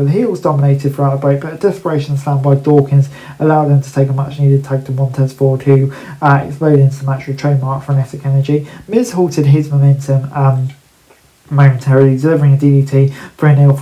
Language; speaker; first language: English; native; English